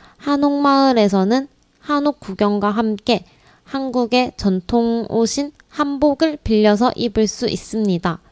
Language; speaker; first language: Korean; native; Korean